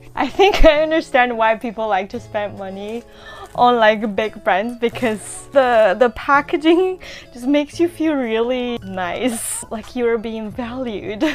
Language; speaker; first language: English; non-native, fluent; Chinese